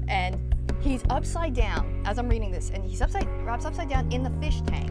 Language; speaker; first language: English; native; English